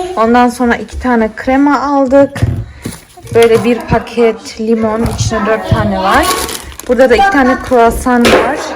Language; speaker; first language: Turkish; early bilingual, heritage; Turkish